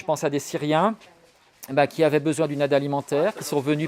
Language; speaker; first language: French; native; French